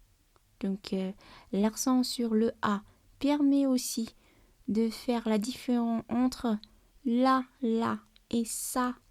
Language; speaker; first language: French; non-native, learner; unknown